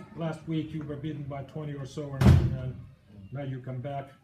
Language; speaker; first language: English; non-native, fluent; Finnish